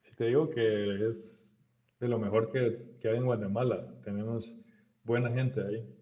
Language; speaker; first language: Spanish; native; Spanish